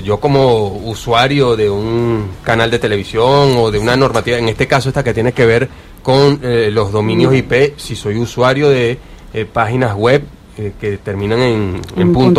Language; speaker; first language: Spanish; native; Spanish